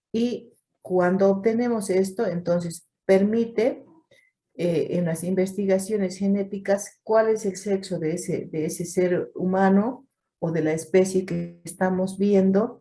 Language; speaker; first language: Spanish; native; Spanish